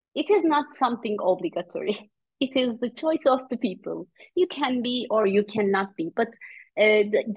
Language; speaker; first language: English; non-native, fluent; Turkish